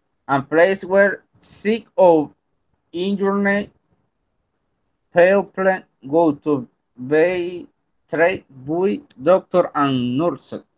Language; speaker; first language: English; non-native, learner; Spanish